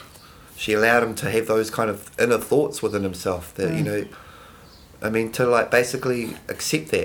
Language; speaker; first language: English; native; English